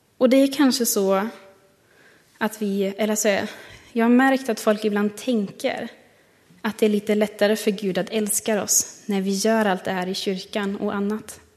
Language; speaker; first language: Swedish; non-native, fluent; German